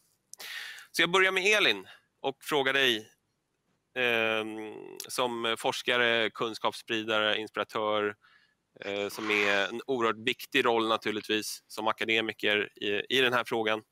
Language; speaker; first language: Swedish; native; Swedish